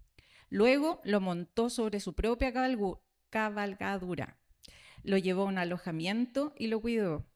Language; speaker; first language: Spanish; native; Spanish